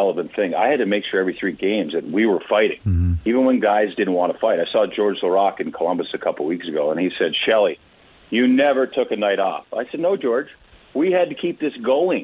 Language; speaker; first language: English; native; English